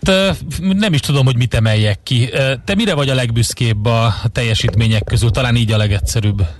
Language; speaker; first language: Hungarian; native; Hungarian